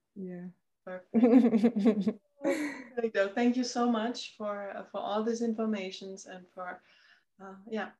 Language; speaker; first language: English; non-native, fluent; German